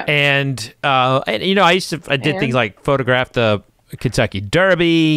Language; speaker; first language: English; native; English